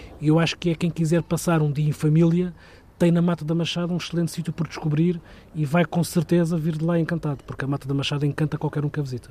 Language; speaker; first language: Portuguese; native; Portuguese